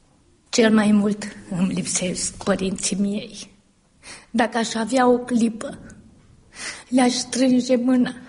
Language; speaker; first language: Romanian; early bilingual, heritage; Romanian